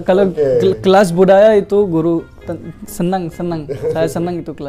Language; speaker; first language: Indonesian; non-native, learner; Hindi